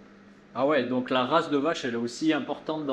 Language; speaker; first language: French; native; French